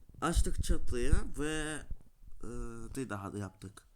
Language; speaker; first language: Turkish; non-native, learner; Russian